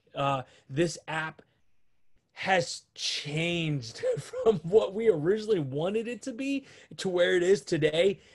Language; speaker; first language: English; native; English